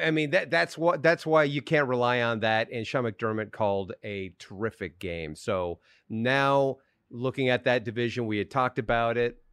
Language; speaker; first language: English; native; English